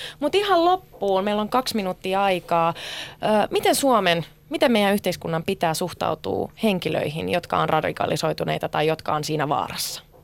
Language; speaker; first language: Finnish; native; Finnish